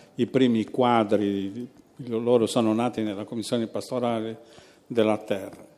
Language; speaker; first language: Italian; non-native, fluent; Portuguese